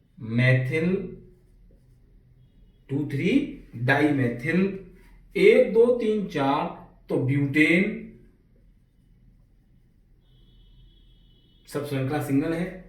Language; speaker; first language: Hindi; native; Hindi